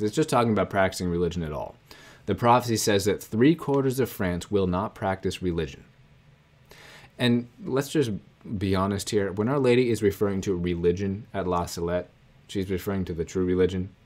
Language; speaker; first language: English; native; English